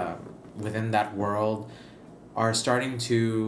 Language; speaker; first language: English; non-native, local second language; Filipino